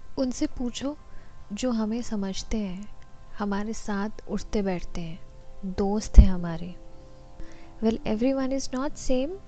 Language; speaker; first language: Hindi; non-native, local second language; Assamese